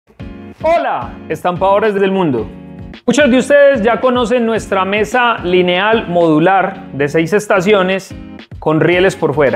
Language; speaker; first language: Spanish; native; Spanish